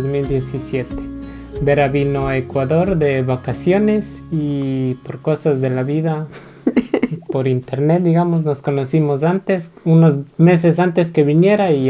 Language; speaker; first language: Spanish; native; Spanish